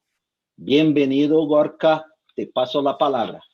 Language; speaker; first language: Spanish; non-native, fluent; Portuguese